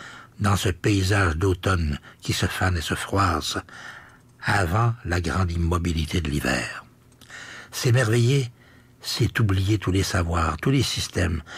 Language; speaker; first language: French; native; French